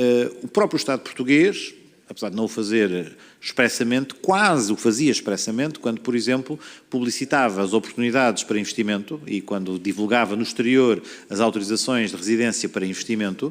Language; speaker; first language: Portuguese; native; Portuguese